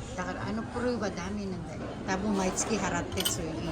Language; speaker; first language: Japanese; non-native, learner; Filipino